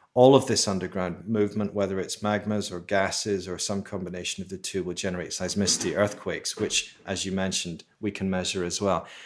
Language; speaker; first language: English; native; English